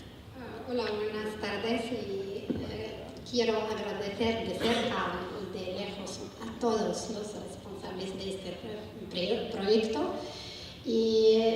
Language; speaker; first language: Spanish; non-native, learner; Arabic